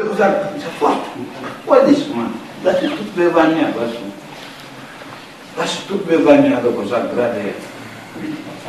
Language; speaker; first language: German; non-native, learner; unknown